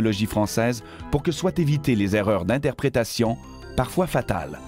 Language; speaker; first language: French; native; French